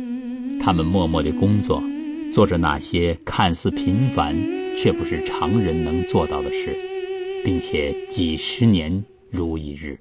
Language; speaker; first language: Chinese; native; Chinese